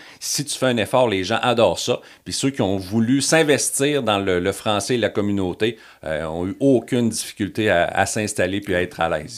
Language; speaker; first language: French; native; French